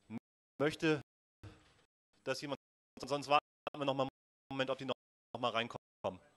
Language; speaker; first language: German; native; German